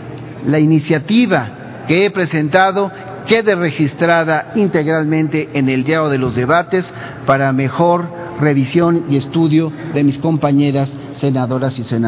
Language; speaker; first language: Spanish; native; Spanish